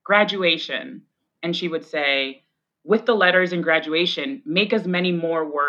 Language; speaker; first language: English; early bilingual, other home language; Spanish